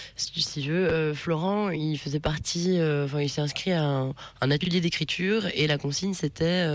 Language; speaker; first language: French; native; French